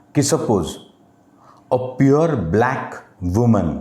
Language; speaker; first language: Hindi; non-native, local second language; Marathi